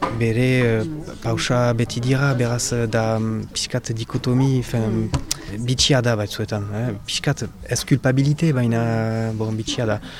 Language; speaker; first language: Basque; non-native, local second language; French